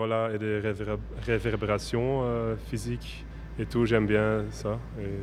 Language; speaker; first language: French; non-native, local second language; Dutch